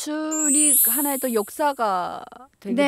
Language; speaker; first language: Korean; native; Korean